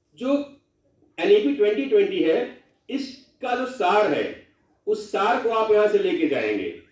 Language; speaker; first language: Hindi; non-native, local second language; Bhojpuri